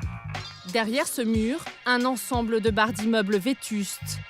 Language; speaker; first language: French; native; French